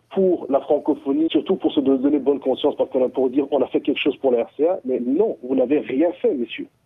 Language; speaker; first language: French; non-native, local second language; Sango